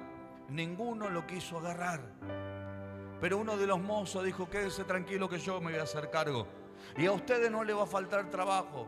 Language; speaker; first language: Spanish; native; Spanish